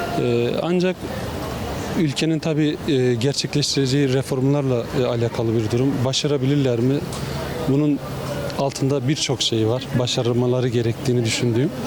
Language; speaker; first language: Turkish; non-native, local second language; Kurdish